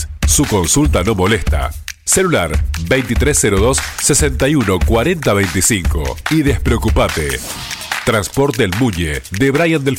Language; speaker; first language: Spanish; native; Spanish